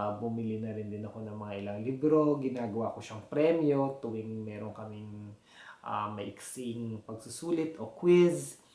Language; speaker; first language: Filipino; native; Filipino